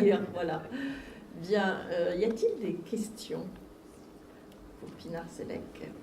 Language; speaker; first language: French; native; French